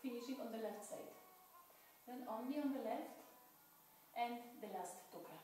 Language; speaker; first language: English; non-native, fluent; Polish